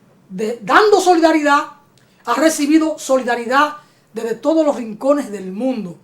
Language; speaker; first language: Spanish; native; Spanish